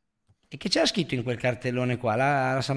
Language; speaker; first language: Italian; native; Italian